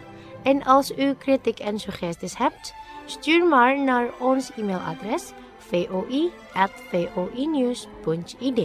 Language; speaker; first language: Dutch; non-native, learner; Indonesian